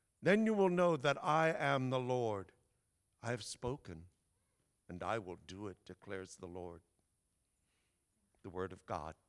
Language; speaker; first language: English; native; English